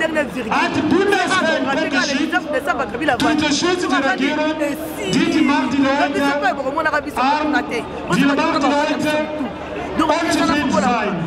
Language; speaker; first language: German; non-native, learner; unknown